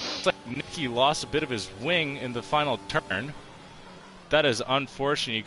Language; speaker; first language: English; native; English